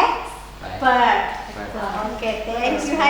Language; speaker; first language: English; non-native, learner; Indonesian